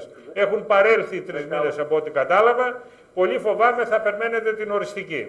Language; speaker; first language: Greek; native; Greek